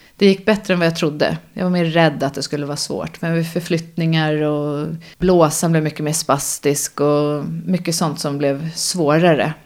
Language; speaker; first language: Swedish; native; Swedish